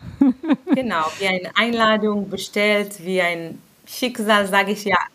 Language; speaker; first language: German; non-native, fluent; Hebrew